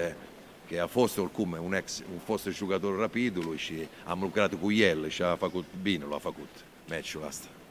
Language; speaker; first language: Romanian; non-native, learner; Italian